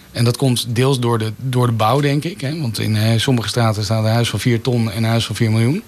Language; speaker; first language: Dutch; native; Dutch